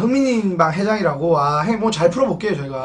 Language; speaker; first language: Korean; native; Korean